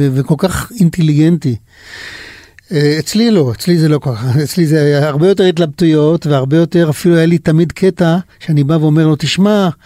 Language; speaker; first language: Hebrew; native; Hebrew